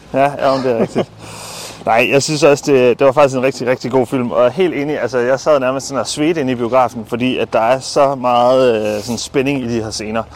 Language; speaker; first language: Danish; native; Danish